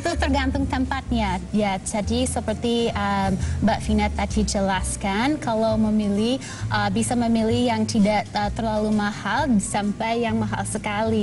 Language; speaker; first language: Indonesian; non-native, fluent; English